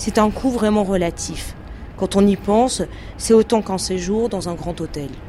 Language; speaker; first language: French; native; French